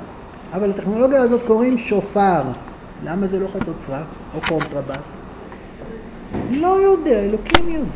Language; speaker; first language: Hebrew; native; Hebrew